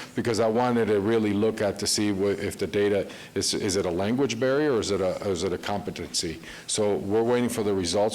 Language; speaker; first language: English; early bilingual, other home language; Spanish